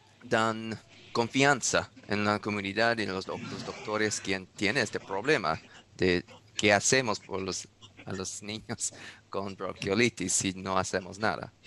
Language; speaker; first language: Spanish; non-native, learner; English